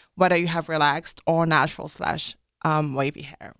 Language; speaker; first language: English; non-native, local second language; French